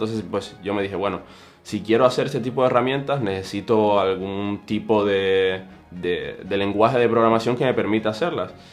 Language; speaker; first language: Spanish; native; Spanish